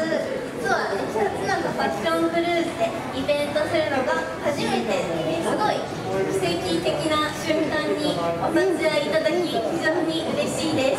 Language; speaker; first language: Japanese; native; Japanese